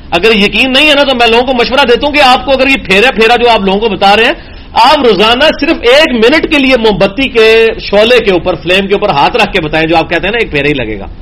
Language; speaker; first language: Urdu; non-native, local second language; Punjabi